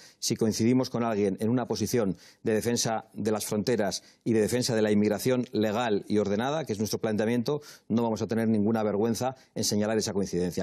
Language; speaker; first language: Spanish; native; Spanish